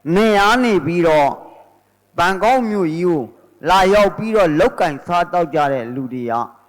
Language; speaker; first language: Burmese; native; Burmese